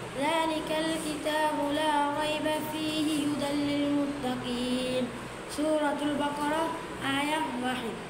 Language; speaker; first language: Arabic; non-native, learner; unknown